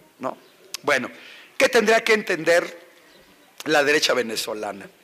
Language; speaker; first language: Spanish; native; Spanish